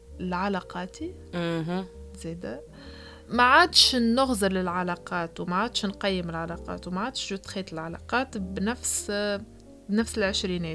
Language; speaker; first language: Arabic; native; Arabic